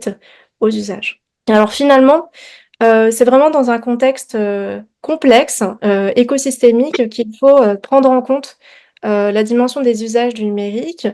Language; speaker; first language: French; native; French